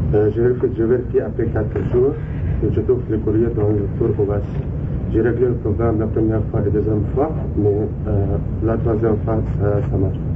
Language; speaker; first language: French; non-native, learner; Arabic